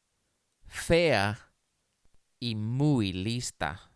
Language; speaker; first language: Spanish; non-native, fluent; English